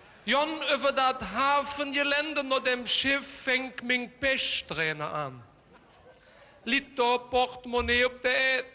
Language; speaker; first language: German; native; German